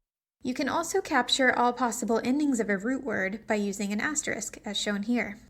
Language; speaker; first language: English; native; English